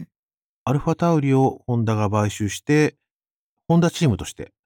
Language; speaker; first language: Japanese; native; Japanese